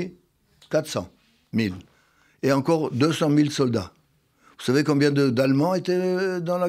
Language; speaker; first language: French; non-native, fluent; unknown